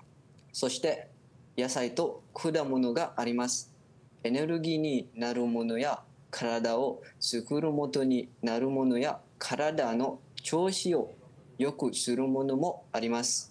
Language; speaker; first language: Japanese; non-native, learner; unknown